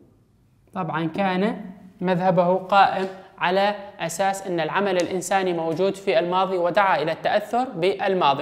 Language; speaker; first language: Arabic; non-native, local second language; Kurdish